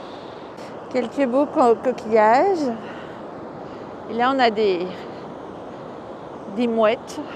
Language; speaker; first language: French; native; French